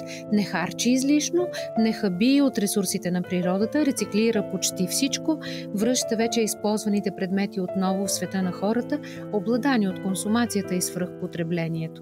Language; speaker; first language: Bulgarian; native; Bulgarian